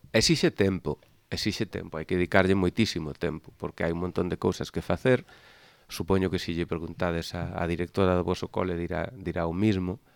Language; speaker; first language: Galician; native; Galician